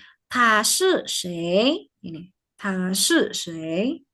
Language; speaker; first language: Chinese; non-native, fluent; Indonesian